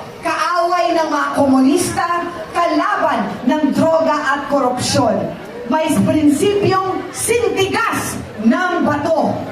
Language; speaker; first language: Filipino; native; Filipino